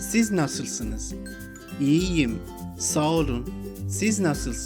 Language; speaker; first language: Turkish; non-native, fluent; Persian